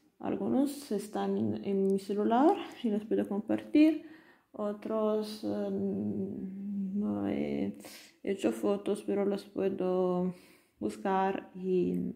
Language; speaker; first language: Spanish; non-native, learner; Italian